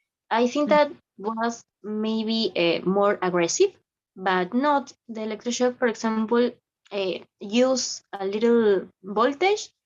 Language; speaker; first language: English; non-native, learner; Spanish